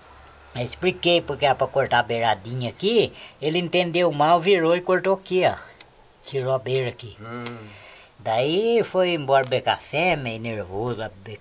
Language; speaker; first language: Portuguese; native; Portuguese